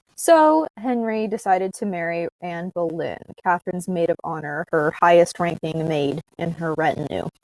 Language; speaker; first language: English; native; English